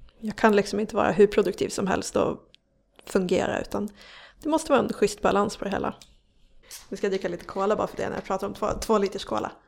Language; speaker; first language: Swedish; native; Swedish